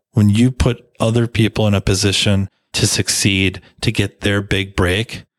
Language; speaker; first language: English; native; English